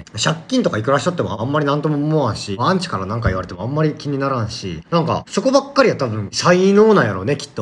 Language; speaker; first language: Japanese; native; Japanese